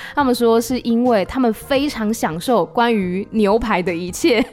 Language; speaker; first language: Chinese; non-native, local second language; Min Nan Chinese